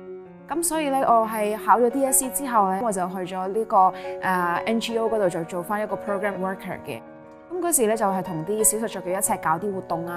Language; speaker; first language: Cantonese; early bilingual, other home language; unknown